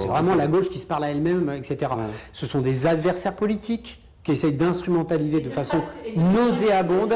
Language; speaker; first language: French; native; French